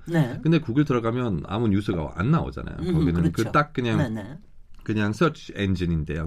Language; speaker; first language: Korean; non-native, fluent; German